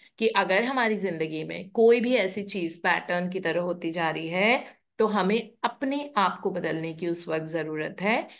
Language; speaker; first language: Hindi; native; Hindi